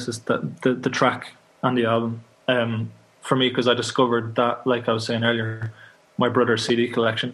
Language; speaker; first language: English; native; English